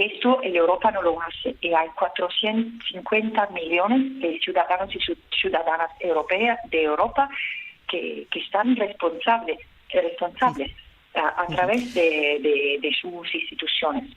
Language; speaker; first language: Spanish; non-native, fluent; Italian